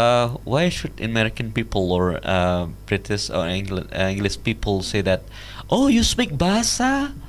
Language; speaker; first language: English; non-native, learner; Indonesian